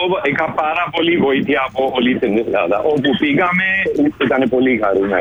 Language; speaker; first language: Greek; non-native, learner; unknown